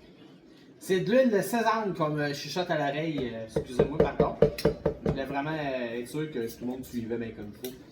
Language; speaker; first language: French; native; French